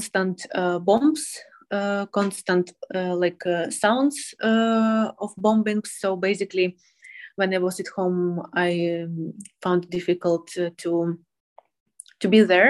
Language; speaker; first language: English; non-native, fluent; Ukrainian